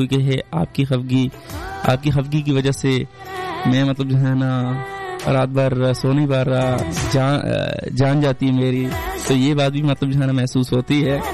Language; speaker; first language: Hindi; non-native, local second language; Pashto